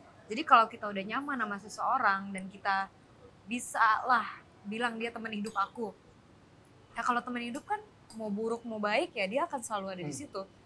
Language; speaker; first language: Indonesian; early bilingual, heritage; Indonesian